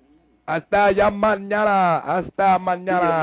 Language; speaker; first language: Spanish; non-native, learner; English